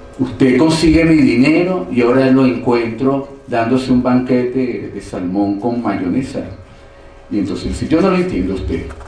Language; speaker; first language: Spanish; native; Spanish